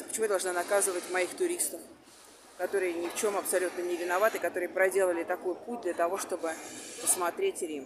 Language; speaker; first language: Russian; native; Russian